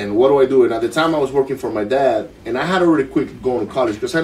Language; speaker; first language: English; non-native, fluent; Spanish